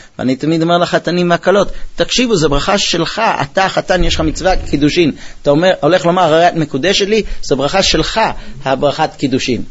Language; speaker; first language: Hebrew; early bilingual, heritage; Hebrew